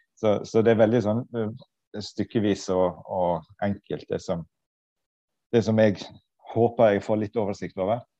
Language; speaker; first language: Norwegian; native; Norwegian